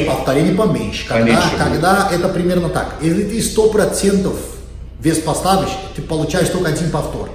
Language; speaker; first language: Russian; non-native, learner; Portuguese